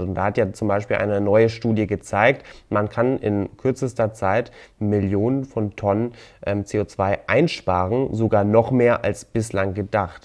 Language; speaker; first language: German; native; German